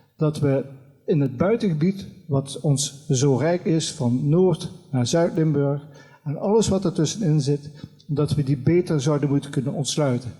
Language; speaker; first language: Dutch; native; Dutch